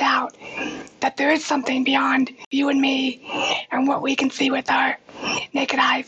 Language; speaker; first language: English; native; English